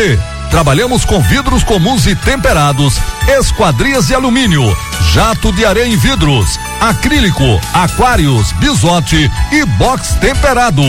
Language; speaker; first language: Portuguese; native; Portuguese